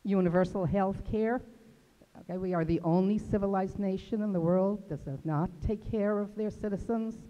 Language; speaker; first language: English; native; English